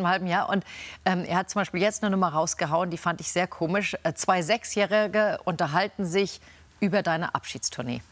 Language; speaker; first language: German; native; German